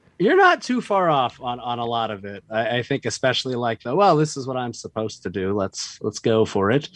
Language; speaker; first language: English; native; English